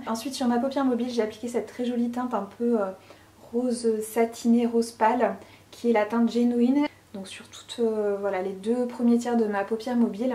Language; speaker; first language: French; native; French